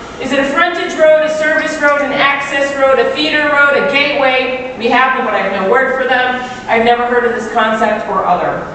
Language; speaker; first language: English; native; English